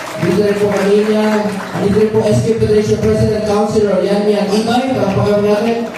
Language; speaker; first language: Filipino; non-native, local second language; Cebuano